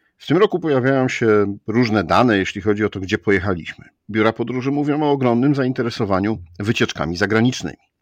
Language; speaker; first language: Polish; native; Polish